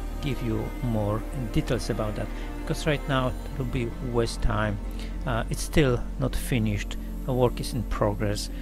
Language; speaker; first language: English; non-native, learner; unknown